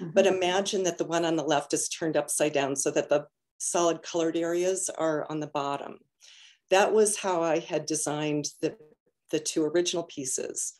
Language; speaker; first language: English; native; English